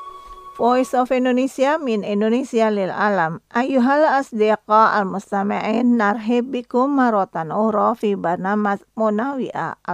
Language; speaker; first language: Arabic; non-native, fluent; Indonesian